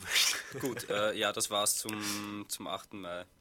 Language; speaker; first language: German; native; German